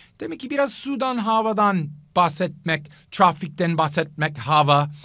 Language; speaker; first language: Turkish; non-native, fluent; English